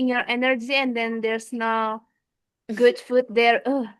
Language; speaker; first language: English; non-native, learner; Indonesian